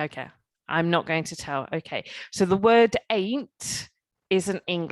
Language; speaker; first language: English; native; English